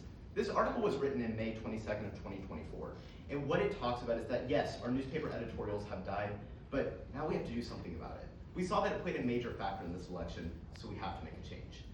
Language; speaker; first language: English; native; English